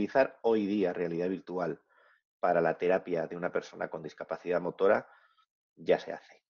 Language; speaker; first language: Spanish; native; Spanish